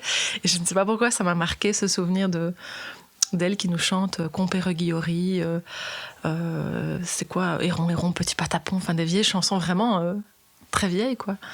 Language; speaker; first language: French; native; French